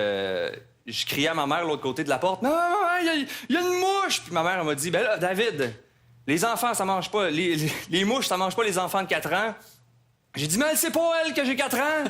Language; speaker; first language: French; native; French